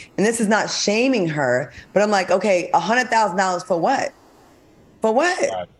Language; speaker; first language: English; native; English